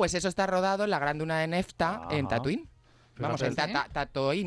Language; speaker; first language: Spanish; native; Spanish